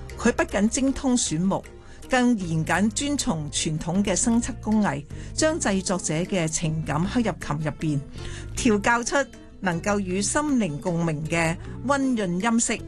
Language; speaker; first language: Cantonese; native; Cantonese